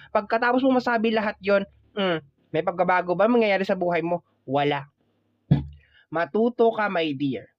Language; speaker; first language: Filipino; native; Filipino